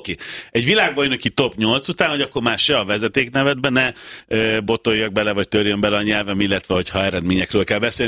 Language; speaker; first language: Hungarian; native; Hungarian